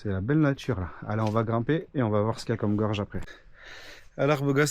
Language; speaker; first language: French; native; French